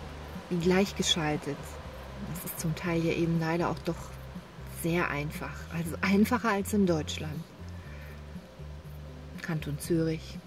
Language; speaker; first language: German; native; German